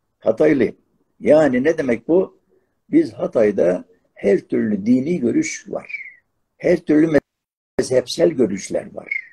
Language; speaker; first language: Turkish; non-native, local second language; Arabic